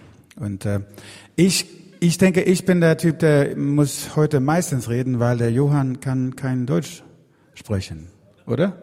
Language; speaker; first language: German; non-native, fluent; Swedish